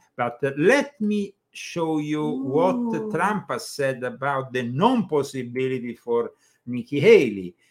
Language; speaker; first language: English; non-native, fluent; Italian